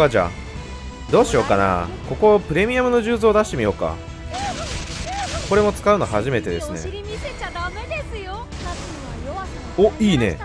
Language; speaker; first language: Japanese; native; Japanese